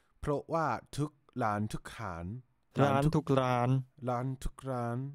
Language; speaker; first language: Thai; non-native, learner; English